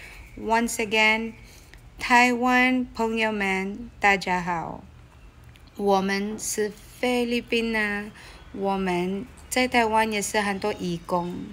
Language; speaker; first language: Chinese; non-native, learner; Filipino